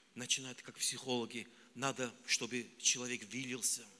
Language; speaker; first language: Russian; non-native, local second language; Armenian